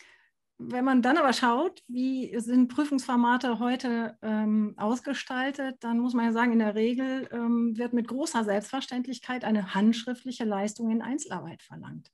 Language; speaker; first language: German; native; German